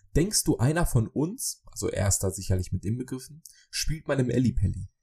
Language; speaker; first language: German; early bilingual, other home language; Polish